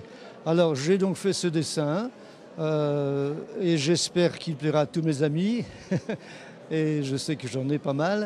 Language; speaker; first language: French; native; French